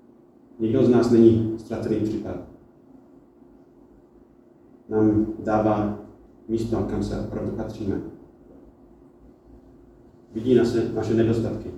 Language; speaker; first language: Czech; non-native, fluent; English